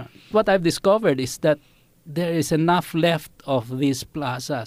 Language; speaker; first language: English; non-native, local second language; Filipino